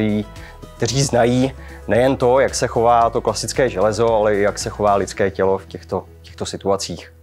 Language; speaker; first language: Czech; native; Czech